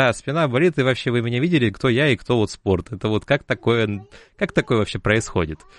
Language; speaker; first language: Russian; native; Russian